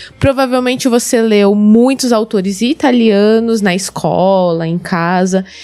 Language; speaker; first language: Portuguese; native; Portuguese